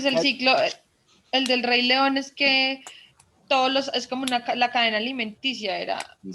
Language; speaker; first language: Spanish; native; Spanish